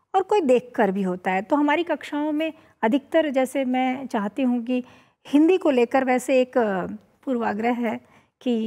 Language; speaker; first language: Hindi; native; Hindi